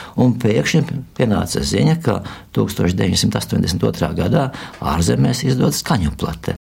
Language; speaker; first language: Latvian; native; Latvian